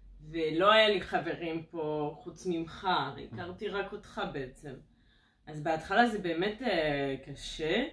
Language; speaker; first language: Hebrew; non-native, fluent; French